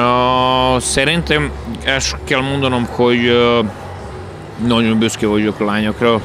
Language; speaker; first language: Hungarian; non-native, learner; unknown